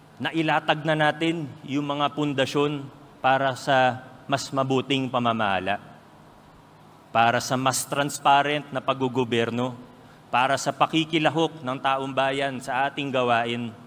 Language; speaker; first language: Filipino; native; Filipino